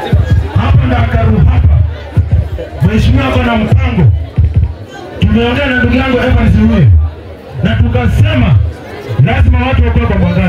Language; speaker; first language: Swahili; non-native, local second language; Luyia